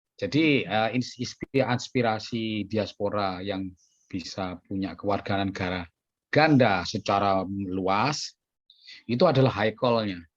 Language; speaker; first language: Indonesian; native; Indonesian